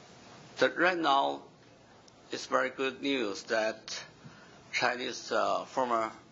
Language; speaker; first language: English; non-native, fluent; Chinese